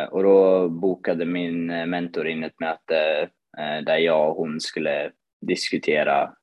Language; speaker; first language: Swedish; early bilingual, other home language; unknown